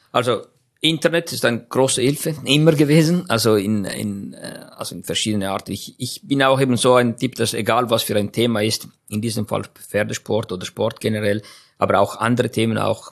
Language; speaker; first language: German; non-native, fluent; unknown